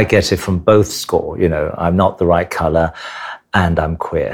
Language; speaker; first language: English; non-native, local second language; Cantonese